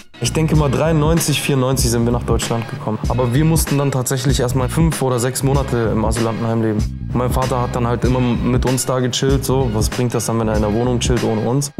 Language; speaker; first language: German; early bilingual, other home language; Russian